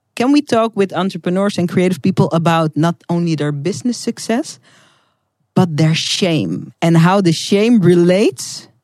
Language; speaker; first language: English; non-native, fluent; Dutch